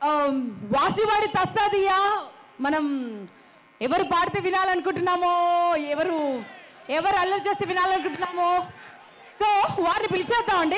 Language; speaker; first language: Telugu; native; Telugu